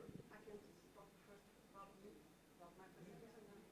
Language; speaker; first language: English; non-native, learner; Portuguese